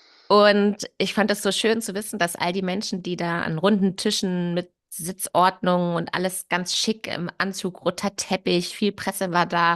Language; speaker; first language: German; native; German